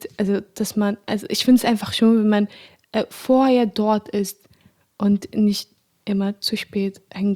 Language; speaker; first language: German; non-native, fluent; Arabic